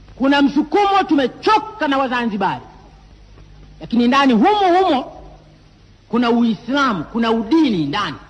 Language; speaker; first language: Swahili; non-native, local second language; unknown